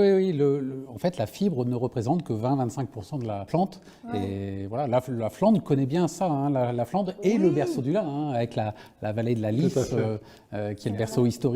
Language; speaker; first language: French; native; French